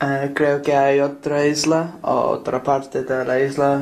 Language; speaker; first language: Spanish; non-native, learner; English